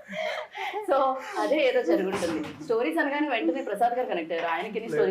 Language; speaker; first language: Telugu; native; Telugu